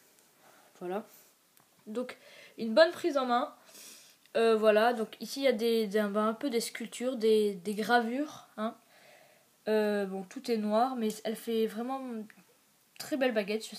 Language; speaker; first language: French; native; French